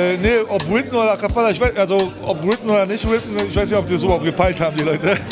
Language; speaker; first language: German; native; German